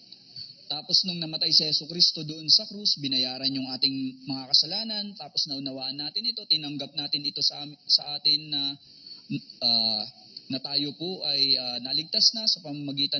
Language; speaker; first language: Filipino; native; Filipino